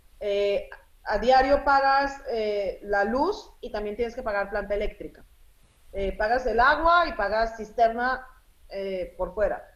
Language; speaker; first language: Spanish; early bilingual, other home language; Arabic